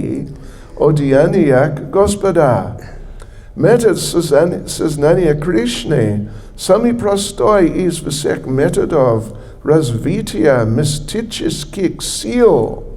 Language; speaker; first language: Russian; non-native, learner; English